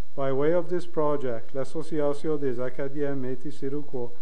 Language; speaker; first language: English; non-native, local second language; French